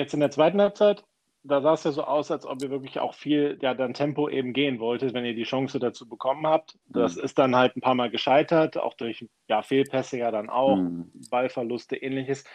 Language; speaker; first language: German; native; German